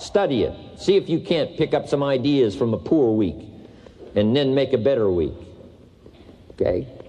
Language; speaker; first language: English; native; English